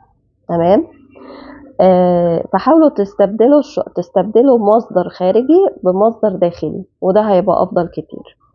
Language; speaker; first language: Arabic; native; Arabic